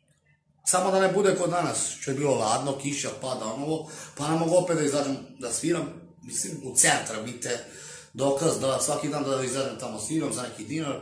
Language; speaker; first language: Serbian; non-native, local second language; Romany